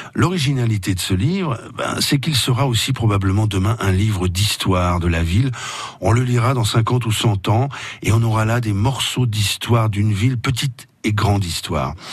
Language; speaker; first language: French; native; French